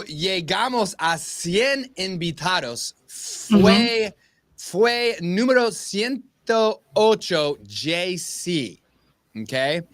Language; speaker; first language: Spanish; non-native, learner; English